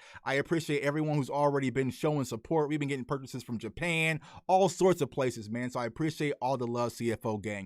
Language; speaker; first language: English; native; English